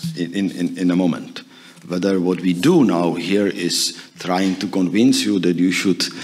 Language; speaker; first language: English; non-native, fluent; Czech